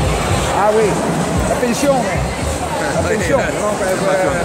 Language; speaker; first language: French; non-native, learner; Italian